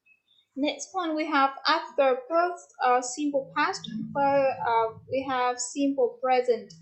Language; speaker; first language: English; non-native, fluent; Vietnamese